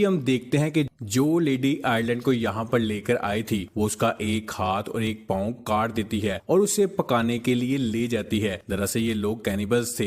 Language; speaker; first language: Hindi; native; Hindi